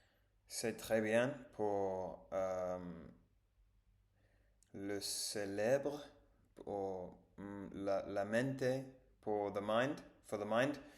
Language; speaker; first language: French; non-native, learner; English